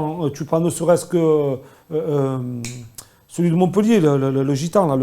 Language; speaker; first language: French; native; French